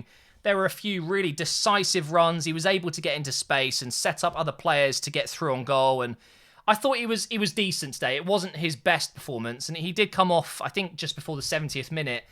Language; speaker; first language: English; native; English